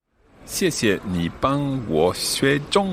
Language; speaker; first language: Chinese; non-native, learner; English